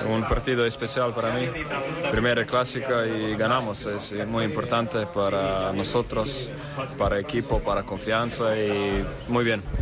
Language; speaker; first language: Spanish; non-native, learner; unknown